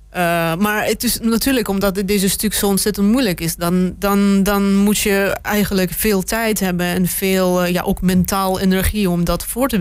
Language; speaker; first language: Dutch; non-native, fluent; Russian